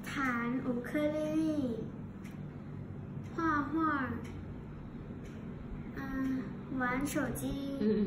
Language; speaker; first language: Chinese; non-native, learner; Thai